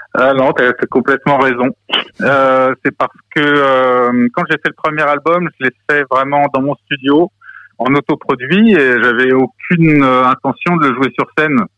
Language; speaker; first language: French; early bilingual, other home language; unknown